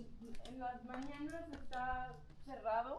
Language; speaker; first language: Spanish; native; Spanish